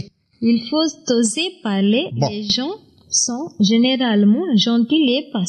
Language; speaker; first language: French; non-native, learner; Tamil